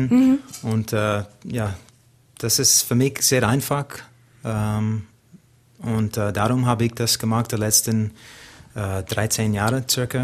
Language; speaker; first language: German; non-native, learner; English